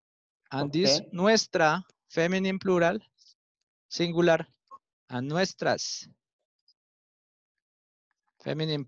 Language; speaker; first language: English; non-native, learner; Spanish